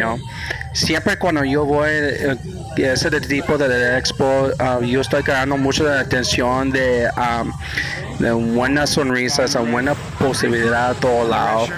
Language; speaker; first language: Spanish; early bilingual, heritage; English